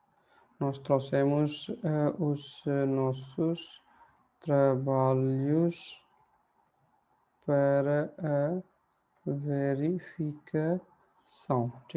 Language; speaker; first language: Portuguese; non-native, fluent; Hindi